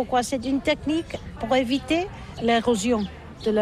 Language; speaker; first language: French; non-native, learner; Catalan